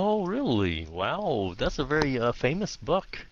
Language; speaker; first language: English; early bilingual, heritage; Vietnamese